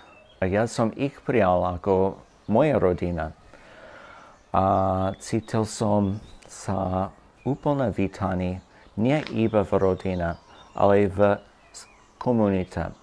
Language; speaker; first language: Slovak; non-native, fluent; English